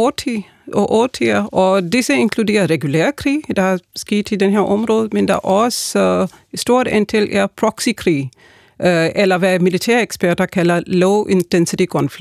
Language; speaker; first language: Danish; non-native, fluent; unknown